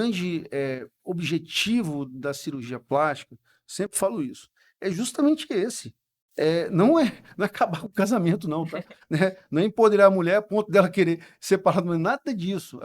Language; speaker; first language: Portuguese; native; Portuguese